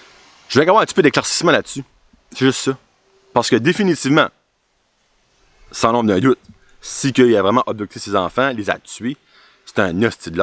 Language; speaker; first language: French; native; French